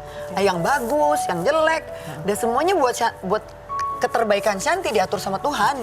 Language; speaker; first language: Indonesian; native; Indonesian